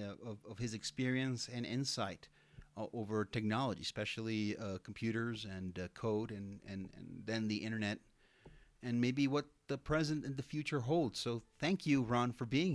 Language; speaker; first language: English; non-native, fluent; Spanish